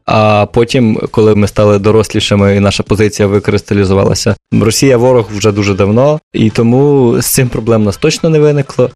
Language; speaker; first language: Ukrainian; native; Ukrainian